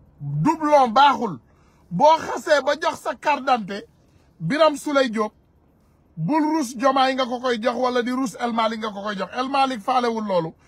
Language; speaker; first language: Wolof; non-native, local second language; Soninke